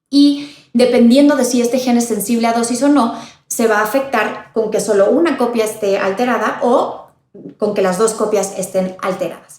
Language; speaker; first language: Spanish; native; Spanish